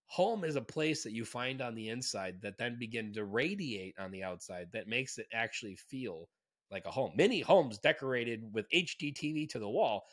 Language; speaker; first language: English; native; English